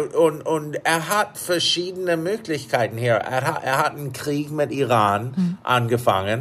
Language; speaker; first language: German; non-native, fluent; English